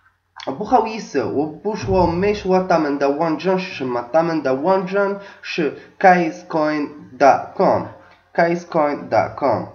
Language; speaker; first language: Chinese; non-native, learner; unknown